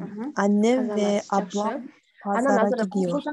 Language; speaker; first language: Turkish; non-native, learner; Kyrgyz